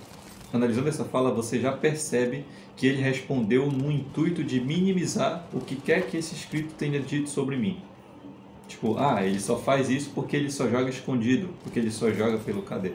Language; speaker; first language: Portuguese; native; Portuguese